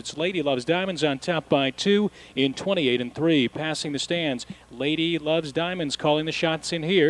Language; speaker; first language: English; native; English